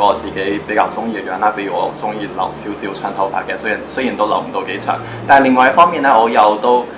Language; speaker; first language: Cantonese; native; Cantonese